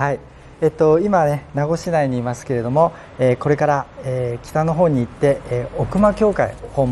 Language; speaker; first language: Japanese; native; Japanese